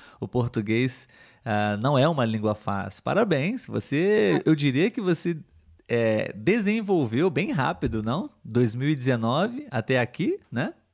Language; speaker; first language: Portuguese; native; Portuguese